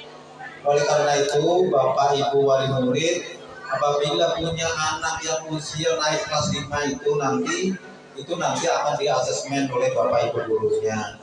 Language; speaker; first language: Indonesian; non-native, local second language; Banjar